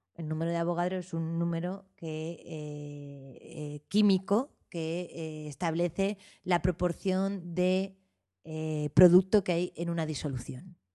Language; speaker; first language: Spanish; native; Spanish